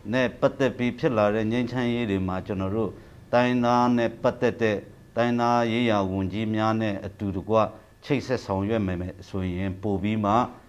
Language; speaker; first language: Burmese; non-native, local second language; Lahu